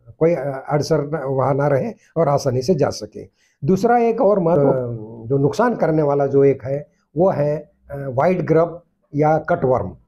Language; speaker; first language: Hindi; non-native, local second language; Marathi